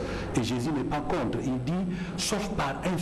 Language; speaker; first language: French; non-native, local second language; Lingala